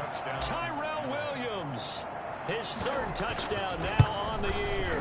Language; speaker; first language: English; native; English